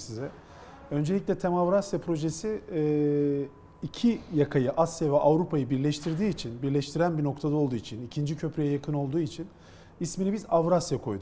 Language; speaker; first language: Turkish; native; Turkish